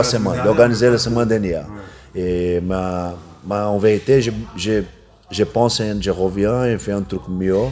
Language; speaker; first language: French; non-native, learner; Portuguese